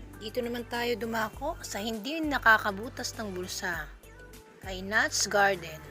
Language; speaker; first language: Filipino; non-native, local second language; Bikol